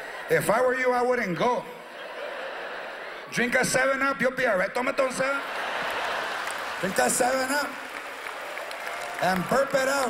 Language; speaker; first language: English; early bilingual, other home language; Spanish